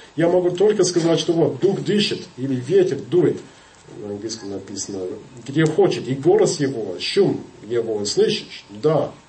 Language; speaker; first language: Russian; non-native, fluent; English